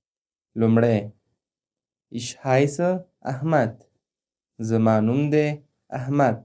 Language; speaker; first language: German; non-native, fluent; Pashto